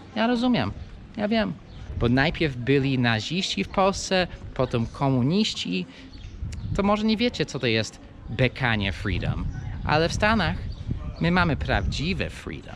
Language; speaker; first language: Polish; early bilingual, heritage; English